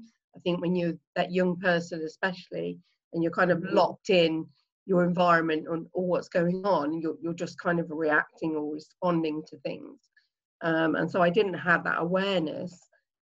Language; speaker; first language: English; native; English